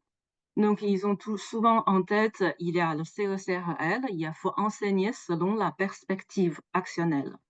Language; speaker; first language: French; non-native, fluent; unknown